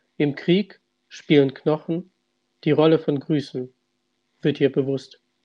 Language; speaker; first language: German; early bilingual, other home language; Russian